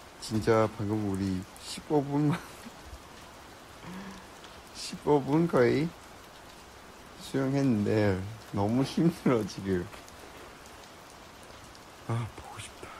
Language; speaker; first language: Korean; non-native, learner; Chinese